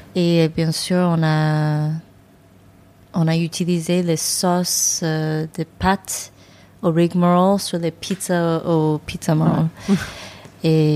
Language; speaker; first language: French; non-native, learner; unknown